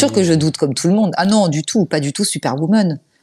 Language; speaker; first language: French; native; French